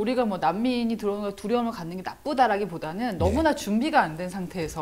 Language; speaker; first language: Korean; native; Korean